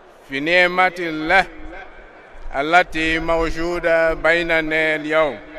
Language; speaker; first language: Arabic; non-native, learner; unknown